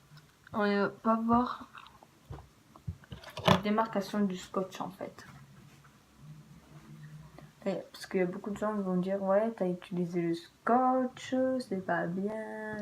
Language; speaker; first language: French; native; French